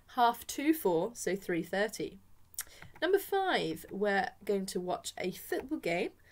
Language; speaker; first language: English; native; English